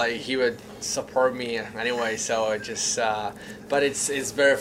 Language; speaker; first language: English; non-native, learner; Czech